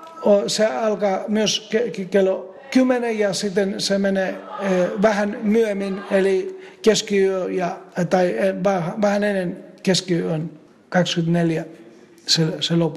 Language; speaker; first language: Finnish; non-native, fluent; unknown